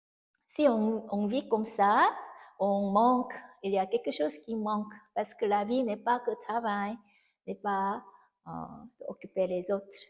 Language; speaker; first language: French; non-native, fluent; Korean